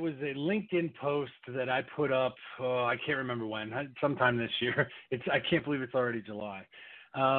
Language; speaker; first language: English; native; English